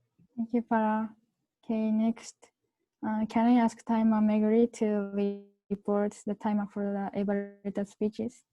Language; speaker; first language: English; non-native, learner; Japanese